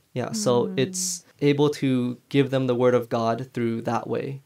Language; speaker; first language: English; early bilingual, other home language; Chinese